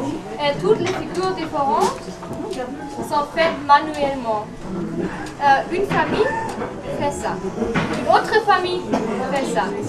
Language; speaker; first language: French; non-native, learner; German